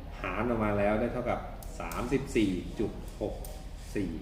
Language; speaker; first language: Thai; native; Thai